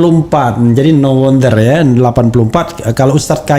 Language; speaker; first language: Indonesian; native; Indonesian